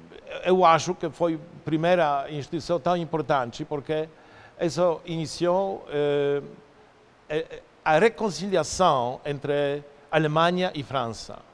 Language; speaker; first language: Portuguese; non-native, fluent; Polish